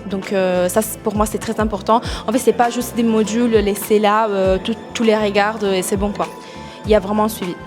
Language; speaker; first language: French; non-native, fluent; Italian